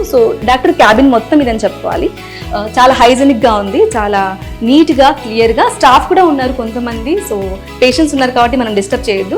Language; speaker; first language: Telugu; native; Telugu